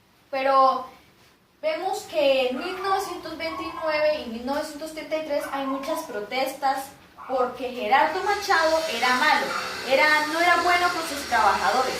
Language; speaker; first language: Spanish; native; Spanish